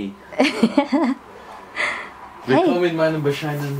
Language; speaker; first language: German; non-native, fluent; Vietnamese